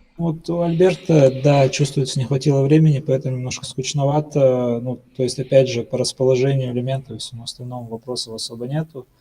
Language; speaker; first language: Russian; non-native, local second language; Ingush